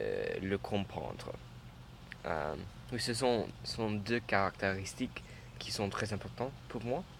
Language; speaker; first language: French; non-native, learner; English